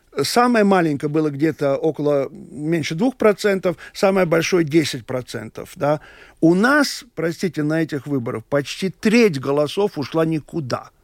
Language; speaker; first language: Russian; non-native, local second language; Latvian